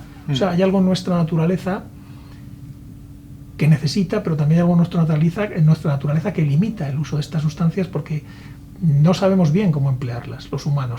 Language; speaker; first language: Spanish; native; Spanish